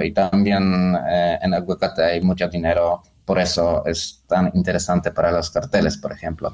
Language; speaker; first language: Spanish; non-native, learner; Polish